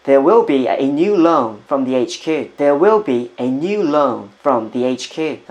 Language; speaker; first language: English; non-native, fluent; Korean